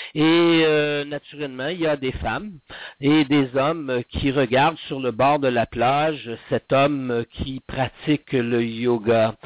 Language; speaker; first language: French; native; French